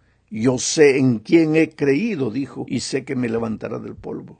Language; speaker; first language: Spanish; native; Spanish